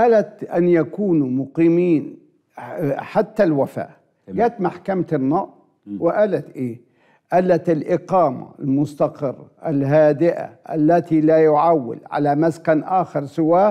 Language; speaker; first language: Arabic; native; Arabic